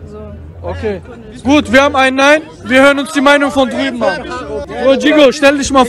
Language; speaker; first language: German; native; German